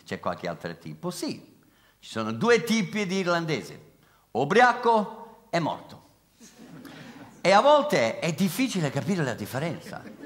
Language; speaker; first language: Italian; non-native, fluent; English